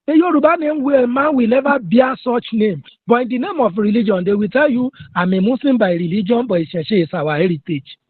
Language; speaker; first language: English; non-native, local second language; Yoruba